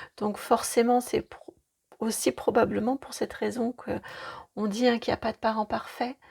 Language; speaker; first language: French; native; French